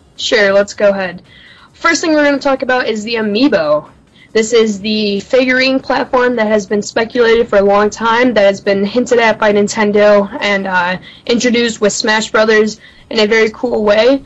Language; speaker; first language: English; native; English